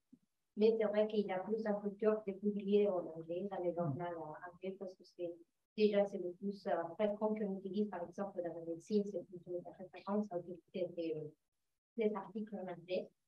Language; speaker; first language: French; non-native, fluent; Spanish